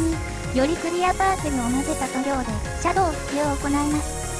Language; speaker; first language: Japanese; native; Japanese